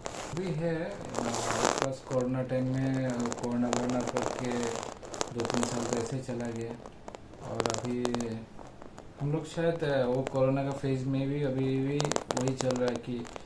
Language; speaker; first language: Hindi; non-native, local second language; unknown